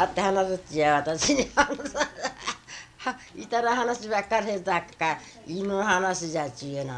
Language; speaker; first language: Japanese; native; Japanese